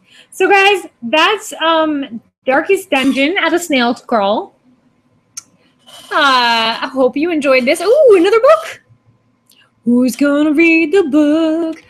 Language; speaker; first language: English; native; English